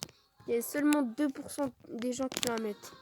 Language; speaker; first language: French; native; French